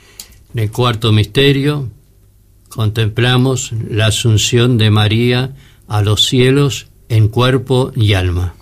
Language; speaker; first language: Spanish; native; Spanish